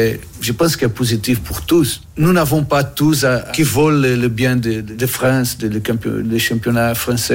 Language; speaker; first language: French; non-native, learner; Portuguese